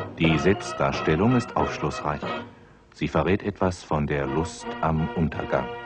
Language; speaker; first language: German; native; German